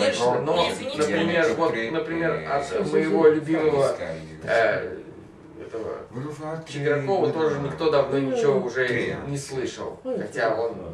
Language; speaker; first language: Russian; native; Russian